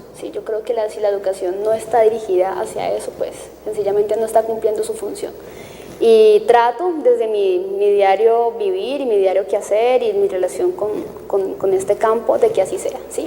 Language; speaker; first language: Spanish; native; Spanish